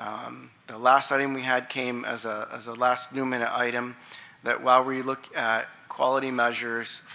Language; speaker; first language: English; native; English